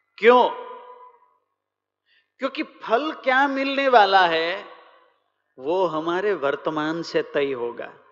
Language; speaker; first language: Hindi; non-native, local second language; Gujarati